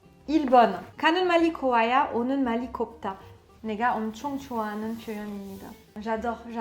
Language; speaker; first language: Korean; non-native, fluent; French